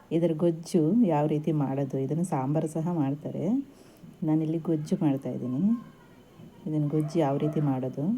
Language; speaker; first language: Kannada; non-native, local second language; Tulu